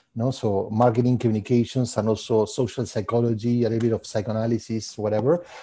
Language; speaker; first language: English; non-native, fluent; Spanish